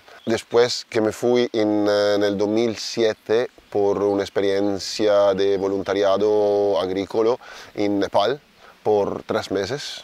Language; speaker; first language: Spanish; non-native, learner; Italian